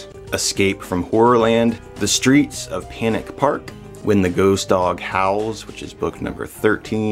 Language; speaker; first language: English; native; English